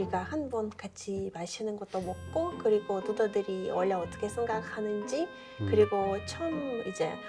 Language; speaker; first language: Korean; non-native, fluent; Ukrainian